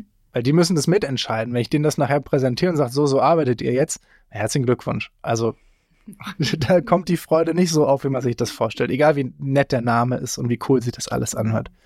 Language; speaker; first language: German; native; German